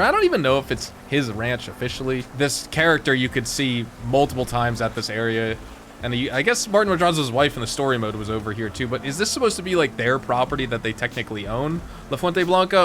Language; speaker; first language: English; native; English